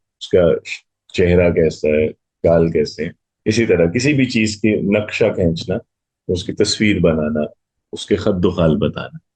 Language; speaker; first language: Urdu; non-native, local second language; Punjabi